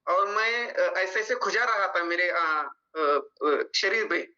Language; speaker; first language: Hindi; non-native, local second language; Marathi